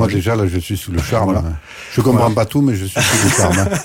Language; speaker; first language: French; native; French